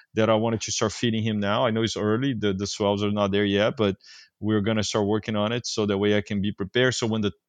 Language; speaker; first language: English; non-native, fluent; Portuguese